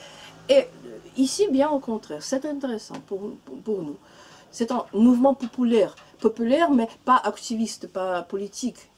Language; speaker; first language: French; non-native, learner; Russian